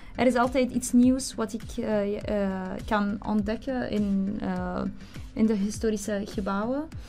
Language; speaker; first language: Dutch; non-native, learner; Arabic